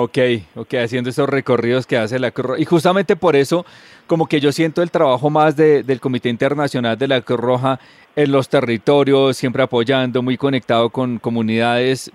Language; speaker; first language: Spanish; native; Spanish